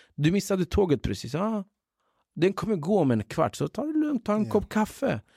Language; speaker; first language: Swedish; early bilingual, other home language; Central Kurdish